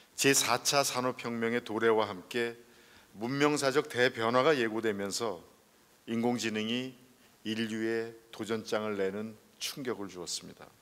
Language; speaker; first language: Korean; native; Korean